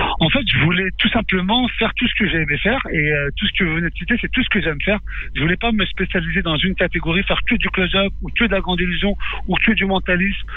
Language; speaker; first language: French; native; French